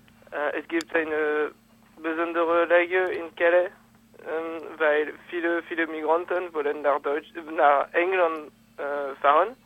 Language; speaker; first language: German; non-native, fluent; French